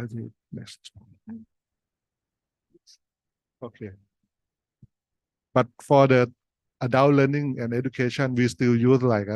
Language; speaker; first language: English; non-native, learner; Thai